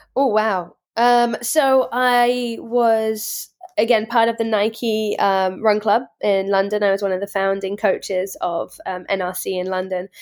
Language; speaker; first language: English; native; English